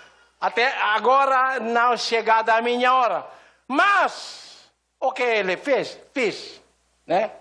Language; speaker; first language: Portuguese; non-native, learner; Filipino